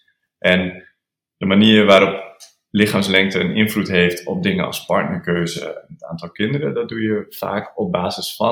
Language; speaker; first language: Dutch; native; Dutch